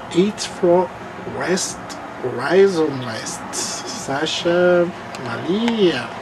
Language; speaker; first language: English; non-native, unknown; Lingala